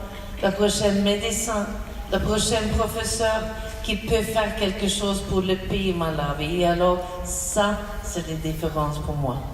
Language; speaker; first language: French; non-native, fluent; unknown